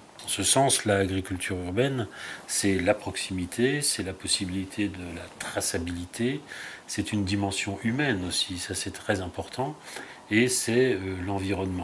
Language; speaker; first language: French; native; French